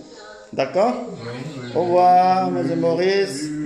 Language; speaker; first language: French; non-native, learner; Thai